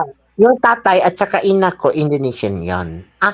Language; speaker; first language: Filipino; non-native, learner; Indonesian